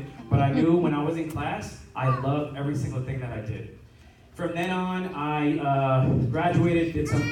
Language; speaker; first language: English; native; English